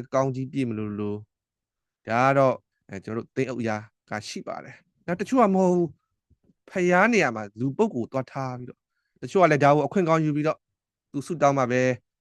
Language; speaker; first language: Burmese; non-native, local second language; S'gaw Karen